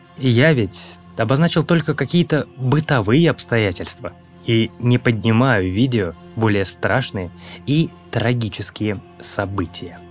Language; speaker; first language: Russian; native; Russian